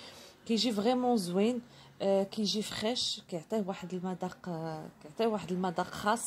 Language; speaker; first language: Arabic; native; Arabic